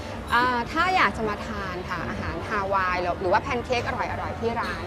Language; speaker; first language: Thai; native; Thai